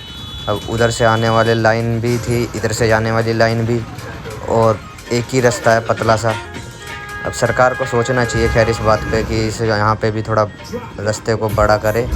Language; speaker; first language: Hindi; native; Hindi